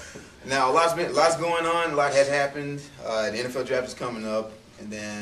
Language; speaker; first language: English; native; English